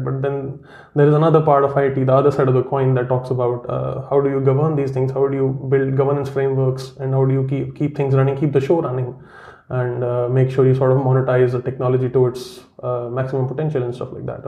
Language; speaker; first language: English; non-native, local second language; Kashmiri